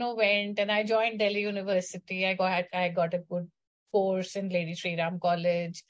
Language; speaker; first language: English; non-native, local second language; Hindi